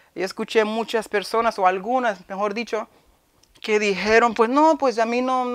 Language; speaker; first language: Spanish; early bilingual, heritage; Spanish